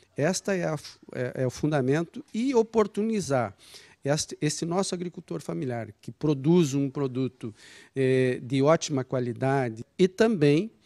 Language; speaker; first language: Portuguese; native; Portuguese